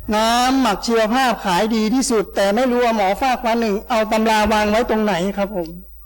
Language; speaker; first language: Thai; native; Thai